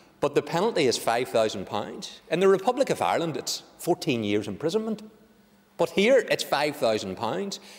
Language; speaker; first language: English; native; English